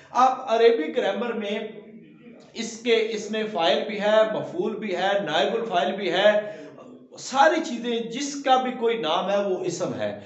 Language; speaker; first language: Urdu; non-native, local second language; Punjabi